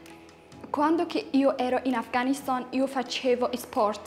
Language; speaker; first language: Italian; non-native, learner; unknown